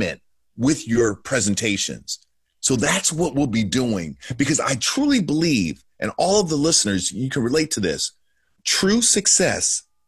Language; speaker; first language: English; native; English